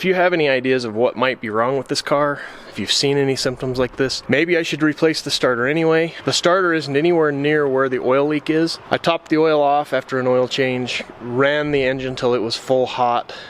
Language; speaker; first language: English; native; English